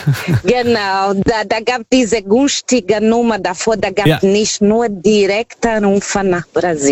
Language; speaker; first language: German; non-native, learner; Portuguese